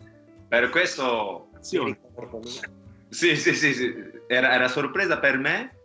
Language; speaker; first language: Italian; non-native, fluent; Japanese